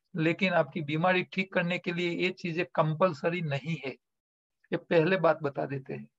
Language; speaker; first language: Hindi; non-native, local second language; Gujarati